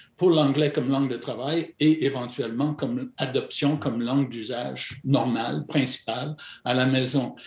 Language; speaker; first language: French; non-native, fluent; English